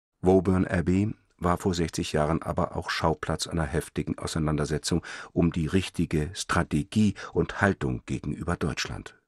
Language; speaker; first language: German; native; German